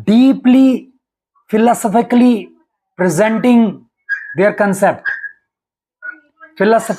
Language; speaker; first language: English; non-native, local second language; Hindi